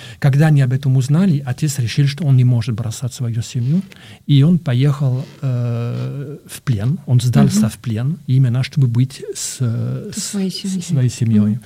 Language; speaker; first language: Russian; non-native, fluent; French